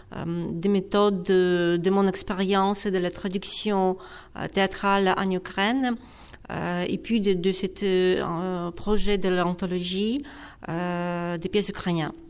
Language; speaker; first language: French; non-native, fluent; Ukrainian